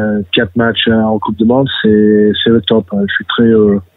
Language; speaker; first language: French; non-native, fluent; English